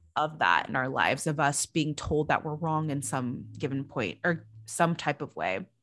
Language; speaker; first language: English; early bilingual, other home language; Filipino